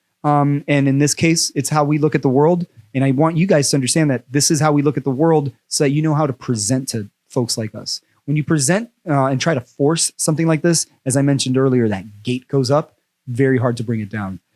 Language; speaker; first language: English; native; English